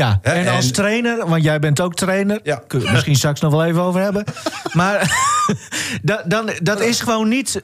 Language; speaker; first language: Dutch; native; Dutch